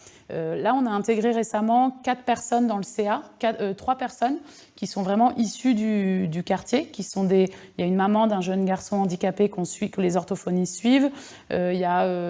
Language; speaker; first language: French; native; French